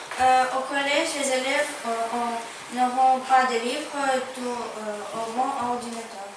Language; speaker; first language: French; non-native, learner; Ukrainian